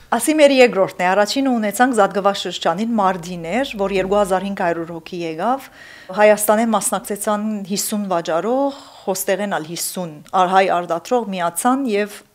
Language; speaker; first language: Armenian; early bilingual, heritage; Armenian